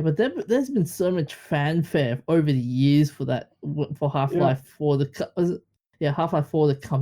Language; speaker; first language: English; native; English